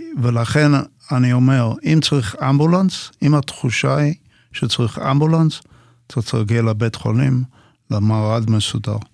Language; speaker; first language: Hebrew; non-native, fluent; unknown